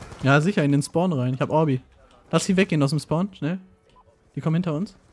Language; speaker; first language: German; native; German